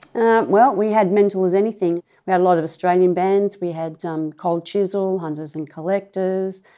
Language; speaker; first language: English; native; English